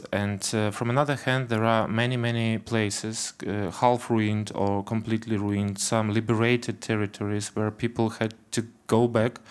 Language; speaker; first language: English; non-native, fluent; Ukrainian